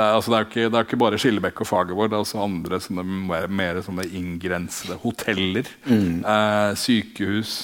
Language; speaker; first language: Norwegian; native; Norwegian